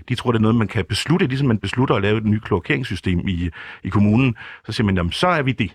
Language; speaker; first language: Danish; native; Danish